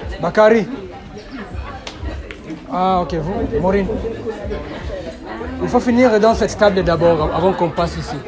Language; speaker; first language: French; non-native, fluent; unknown